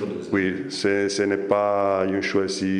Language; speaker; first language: French; non-native, fluent; Italian